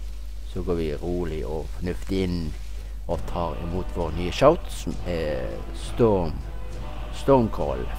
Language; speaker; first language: Norwegian; native; Norwegian